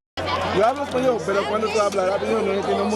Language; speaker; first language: Spanish; non-native, learner; English